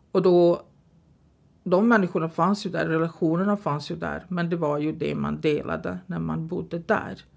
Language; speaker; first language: Swedish; non-native, fluent; Bosnian